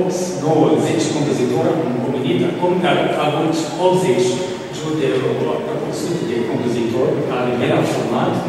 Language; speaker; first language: Romanian; non-native, fluent; German